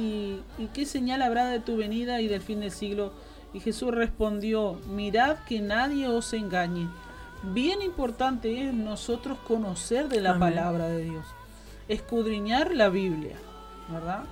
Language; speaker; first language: Spanish; native; Spanish